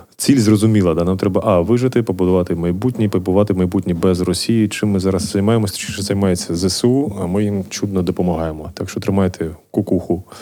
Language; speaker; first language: Ukrainian; native; Ukrainian